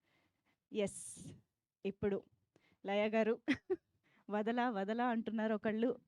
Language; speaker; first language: Telugu; native; Telugu